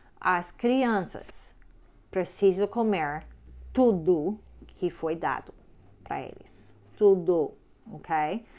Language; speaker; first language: Portuguese; non-native, learner; English